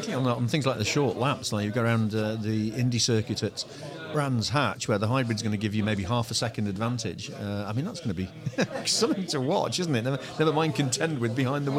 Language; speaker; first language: English; native; English